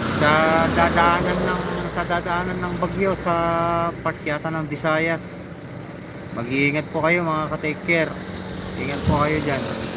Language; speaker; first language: Filipino; non-native, local second language; Iloko